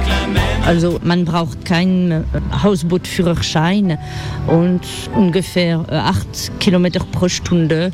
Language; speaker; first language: German; non-native, fluent; French